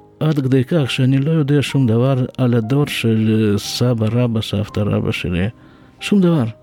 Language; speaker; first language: Hebrew; non-native, fluent; Russian